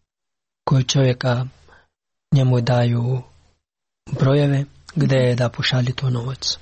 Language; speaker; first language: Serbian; non-native, learner; Pashto